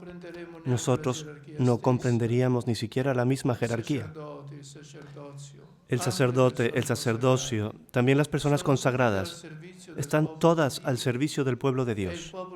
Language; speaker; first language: Spanish; non-native, fluent; Italian